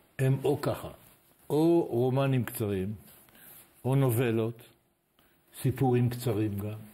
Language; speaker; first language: Hebrew; native; Hebrew